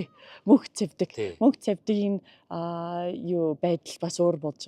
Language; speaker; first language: Mongolian; non-native, learner; English